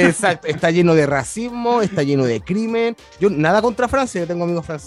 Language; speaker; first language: Spanish; native; Spanish